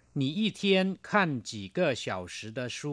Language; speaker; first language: Chinese; non-native, fluent; Thai